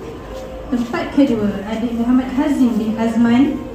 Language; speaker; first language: Malay; native; Malay